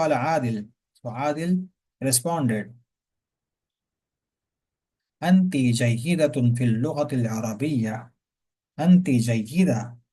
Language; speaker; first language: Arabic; non-native, fluent; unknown